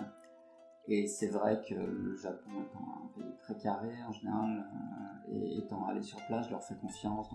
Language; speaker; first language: French; native; French